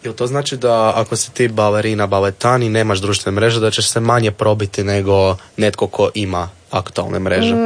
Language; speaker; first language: Serbian; native; Serbian